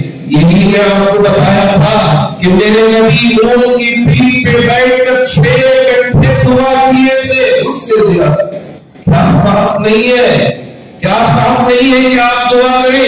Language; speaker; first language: Urdu; native; Urdu